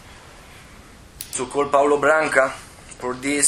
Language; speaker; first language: English; non-native, learner; Italian